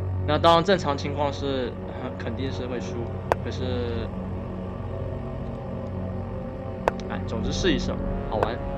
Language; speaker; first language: Chinese; native; Chinese